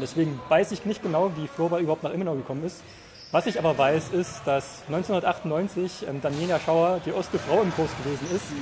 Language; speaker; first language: German; native; German